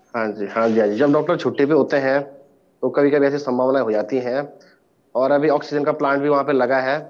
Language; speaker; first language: Hindi; native; Hindi